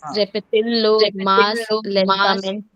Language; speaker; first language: Spanish; non-native, learner; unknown